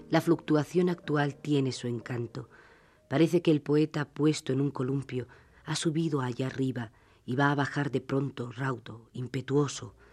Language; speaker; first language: Spanish; native; Spanish